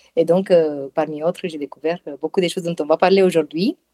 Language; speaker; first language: French; non-native, fluent; Romanian